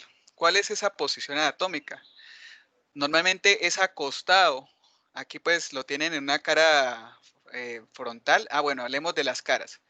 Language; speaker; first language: Spanish; native; Spanish